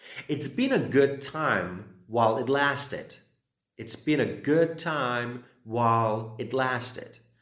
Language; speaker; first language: English; non-native, fluent; Slovak